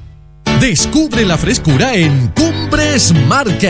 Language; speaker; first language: Spanish; native; Spanish